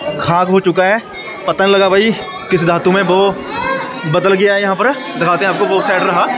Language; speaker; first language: Hindi; non-native, local second language; Punjabi